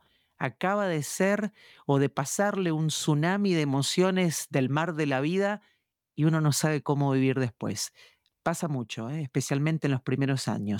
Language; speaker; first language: Spanish; native; Spanish